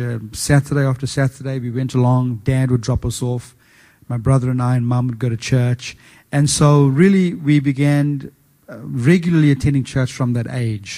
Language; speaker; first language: English; native; English